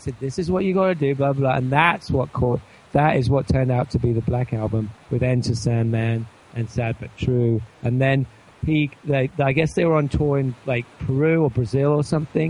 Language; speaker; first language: English; native; English